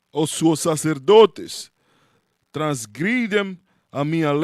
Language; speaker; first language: Portuguese; non-native, learner; Spanish